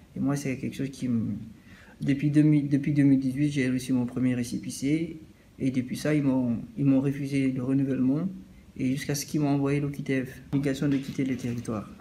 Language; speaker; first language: French; non-native, local second language; Fula